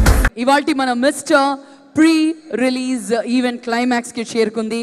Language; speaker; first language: Telugu; native; Telugu